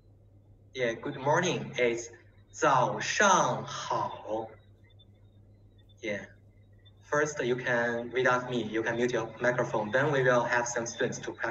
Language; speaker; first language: English; non-native, learner; Chinese